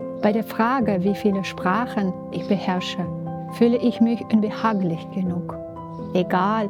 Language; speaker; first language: German; non-native, fluent; Belarusian